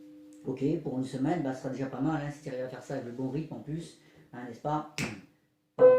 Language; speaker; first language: French; native; French